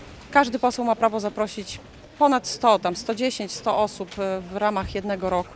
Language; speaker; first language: Polish; native; Polish